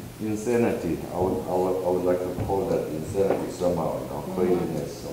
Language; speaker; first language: English; non-native, fluent; Korean